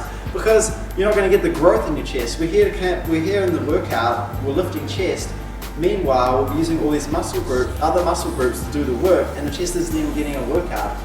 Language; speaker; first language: English; native; English